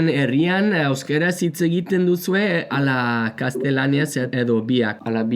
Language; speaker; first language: Basque; non-native, learner; English